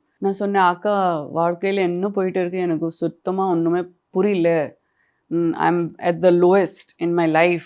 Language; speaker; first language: Tamil; non-native, fluent; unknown